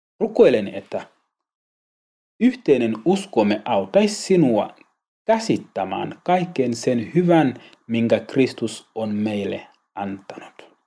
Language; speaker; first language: Finnish; non-native, learner; Swahili